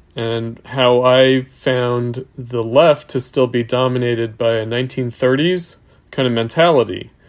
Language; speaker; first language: English; native; English